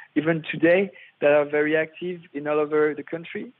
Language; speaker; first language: English; non-native, fluent; French